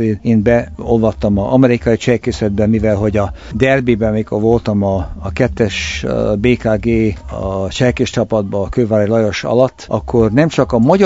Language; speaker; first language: Hungarian; early bilingual, heritage; Hungarian